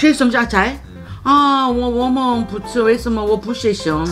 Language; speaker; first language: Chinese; non-native, learner; Korean